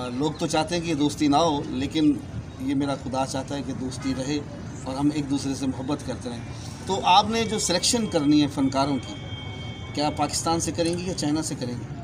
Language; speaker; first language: Urdu; non-native, local second language; Saraiki